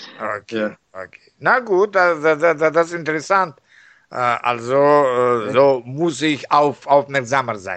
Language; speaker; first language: German; non-native, learner; Russian